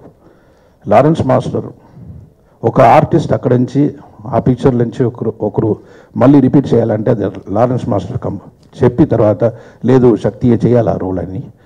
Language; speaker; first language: Telugu; non-native, fluent; Tamil